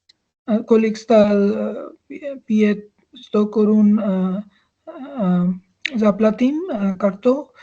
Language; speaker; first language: Czech; non-native, learner; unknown